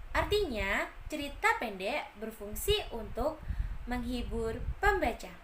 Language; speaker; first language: Indonesian; native; Indonesian